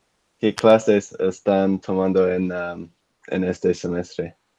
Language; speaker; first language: Spanish; non-native, learner; English